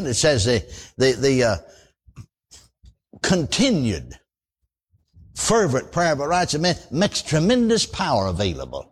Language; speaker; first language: English; native; English